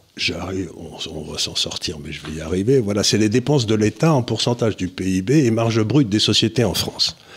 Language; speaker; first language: French; native; French